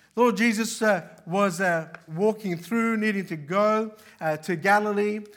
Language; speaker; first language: English; early bilingual, other home language; Arabic